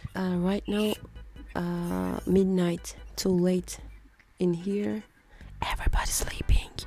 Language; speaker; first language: English; non-native, learner; Turkish